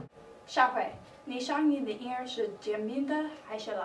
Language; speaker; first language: Chinese; non-native, learner; English